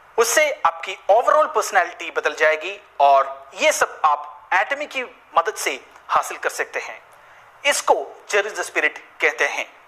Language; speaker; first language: Hindi; non-native, local second language; Malayalam